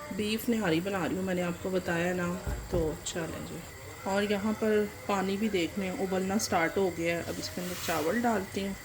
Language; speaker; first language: Urdu; non-native, local second language; Punjabi